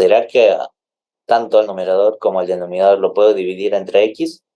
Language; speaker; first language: Spanish; native; Spanish